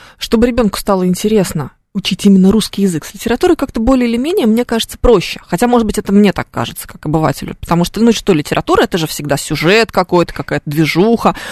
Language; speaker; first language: Russian; native; Russian